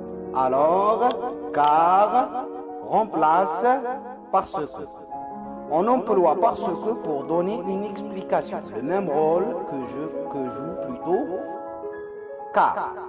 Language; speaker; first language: French; non-native, local second language; Arabic